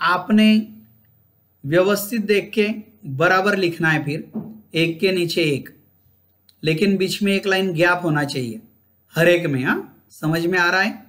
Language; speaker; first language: Hindi; non-native, local second language; Marathi